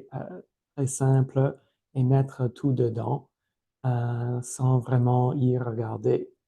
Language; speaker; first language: French; non-native, fluent; English